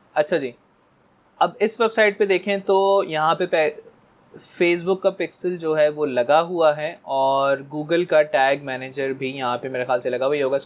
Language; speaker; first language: Urdu; native; Urdu